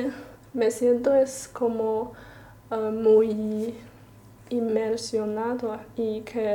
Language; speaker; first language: Spanish; non-native, learner; Chinese